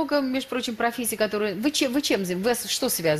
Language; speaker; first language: Russian; native; Russian